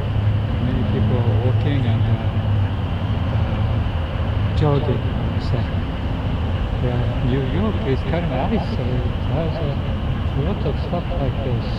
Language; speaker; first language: English; non-native, fluent; Japanese